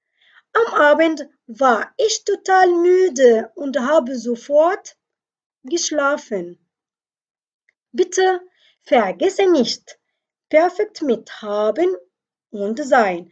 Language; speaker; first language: German; non-native, fluent; Arabic